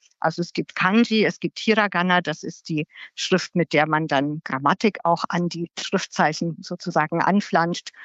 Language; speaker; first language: German; native; German